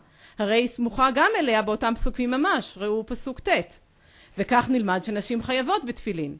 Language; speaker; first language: Hebrew; native; Hebrew